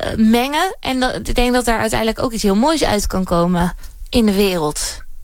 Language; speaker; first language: Dutch; native; Dutch